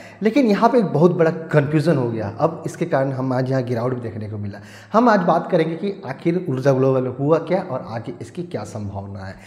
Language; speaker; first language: Hindi; native; Hindi